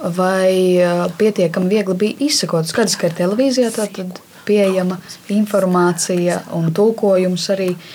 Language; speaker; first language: Latvian; native; Latvian